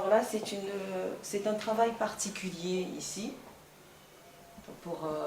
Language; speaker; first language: French; native; French